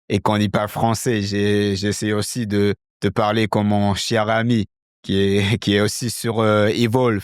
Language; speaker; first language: French; non-native, fluent; English